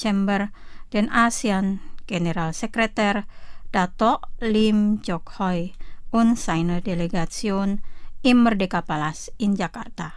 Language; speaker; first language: German; non-native, fluent; Indonesian